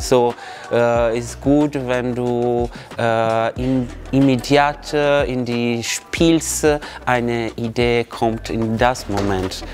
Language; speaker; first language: German; non-native, learner; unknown